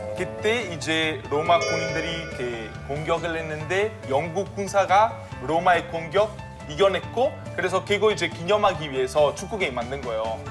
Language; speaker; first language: Korean; non-native, fluent; Italian